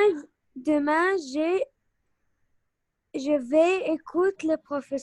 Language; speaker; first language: French; non-native, learner; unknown